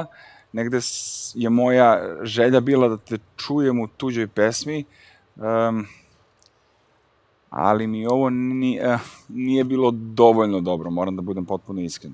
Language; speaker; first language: Serbian; native; Serbian